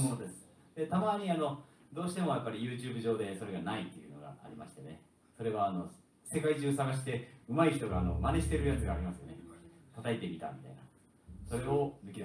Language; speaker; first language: Japanese; native; Japanese